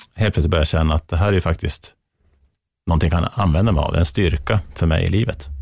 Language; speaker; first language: Swedish; native; Swedish